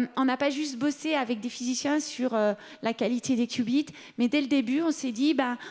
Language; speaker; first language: French; native; French